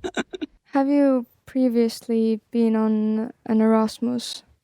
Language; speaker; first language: English; non-native, fluent; Estonian